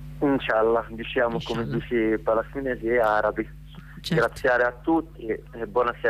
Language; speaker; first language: Italian; non-native, learner; Arabic